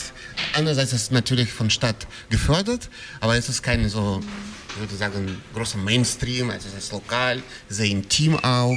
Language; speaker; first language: German; non-native, fluent; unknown